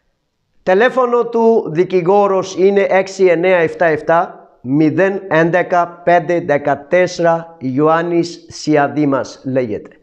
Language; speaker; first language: Greek; non-native, learner; Urdu